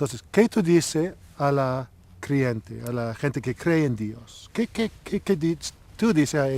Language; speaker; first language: Spanish; non-native, learner; English